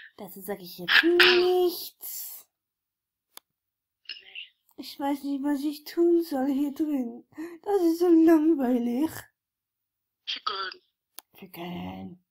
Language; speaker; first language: German; native; German